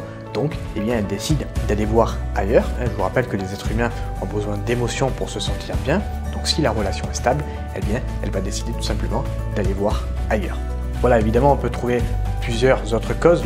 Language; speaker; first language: French; native; French